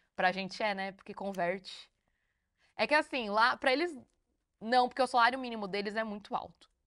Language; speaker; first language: Portuguese; native; Portuguese